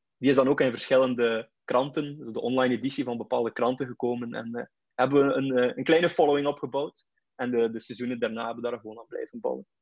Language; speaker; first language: Dutch; native; Dutch